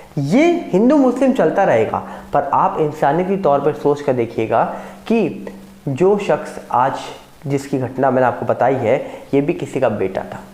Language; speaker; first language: Hindi; native; Hindi